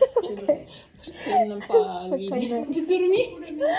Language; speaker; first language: French; non-native, learner; Vietnamese